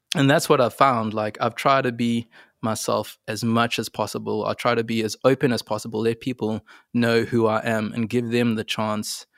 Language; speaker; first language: English; native; English